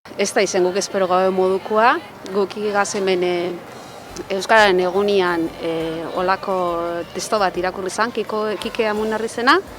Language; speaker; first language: Basque; native; Basque